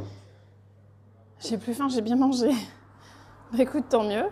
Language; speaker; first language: French; native; French